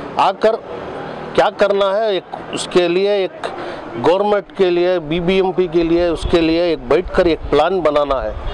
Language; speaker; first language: Hindi; non-native, local second language; Urdu